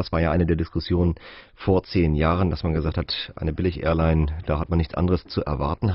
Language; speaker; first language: German; native; German